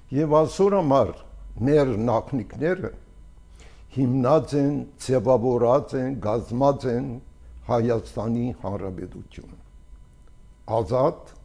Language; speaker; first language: Armenian; early bilingual, heritage; Armenian